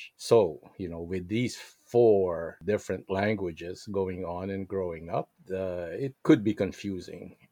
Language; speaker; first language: English; non-native, local second language; Filipino